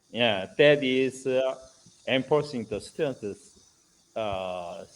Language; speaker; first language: English; non-native, learner; Korean